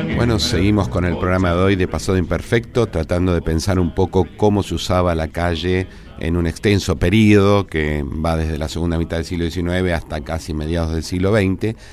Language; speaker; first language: Spanish; native; Spanish